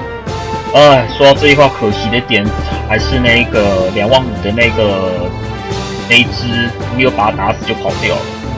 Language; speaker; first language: Chinese; native; Chinese